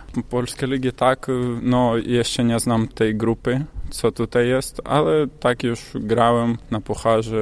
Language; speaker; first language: Polish; non-native, learner; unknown